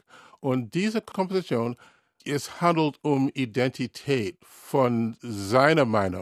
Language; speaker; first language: German; non-native, learner; English